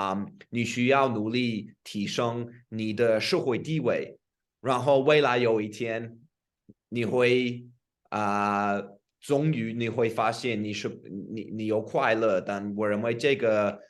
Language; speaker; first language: Chinese; non-native, fluent; English